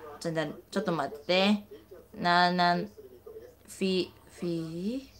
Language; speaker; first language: Japanese; non-native, learner; Filipino